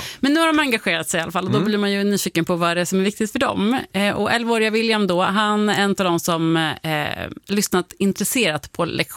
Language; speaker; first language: Swedish; native; Swedish